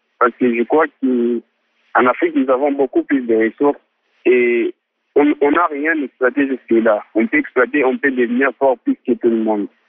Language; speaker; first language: French; non-native, local second language; Swahili